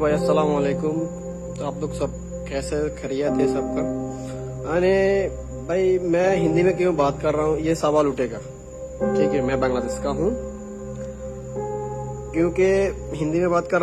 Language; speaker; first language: Hindi; non-native, fluent; Bangla